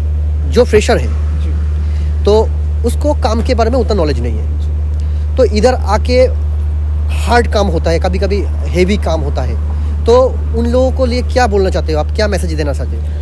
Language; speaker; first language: Hindi; non-native, local second language; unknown